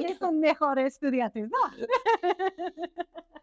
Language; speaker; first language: Spanish; non-native, learner; English